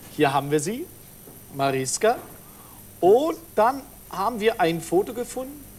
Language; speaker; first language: German; native; German